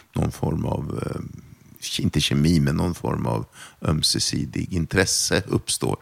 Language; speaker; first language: Swedish; non-native, local second language; German